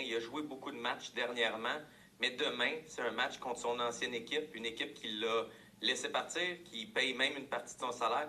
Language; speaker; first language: French; native; French